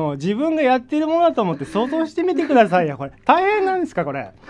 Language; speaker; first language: Japanese; native; Japanese